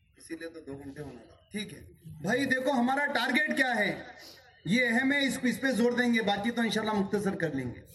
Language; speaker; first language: Urdu; native; Urdu